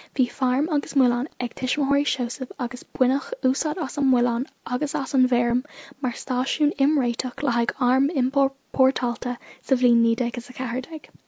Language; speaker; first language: Irish; non-native, local second language; English